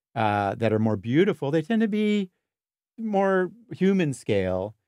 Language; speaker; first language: English; native; English